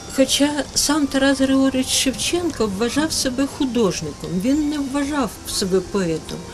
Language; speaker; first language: Ukrainian; native; Ukrainian